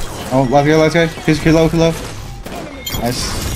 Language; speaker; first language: English; non-native, fluent; Spanish